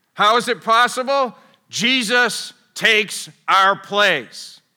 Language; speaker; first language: English; native; English